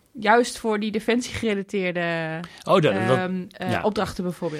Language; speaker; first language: Dutch; native; Dutch